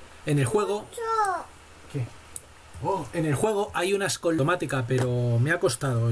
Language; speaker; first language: Spanish; native; Spanish